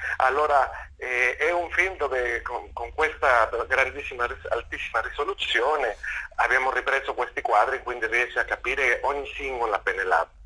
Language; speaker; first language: Italian; non-native, fluent; Spanish